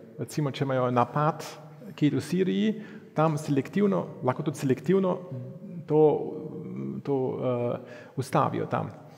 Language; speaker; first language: Slovenian; early bilingual, heritage; Slovenian